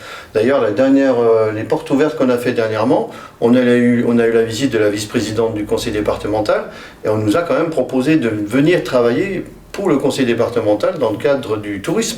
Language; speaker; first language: French; native; French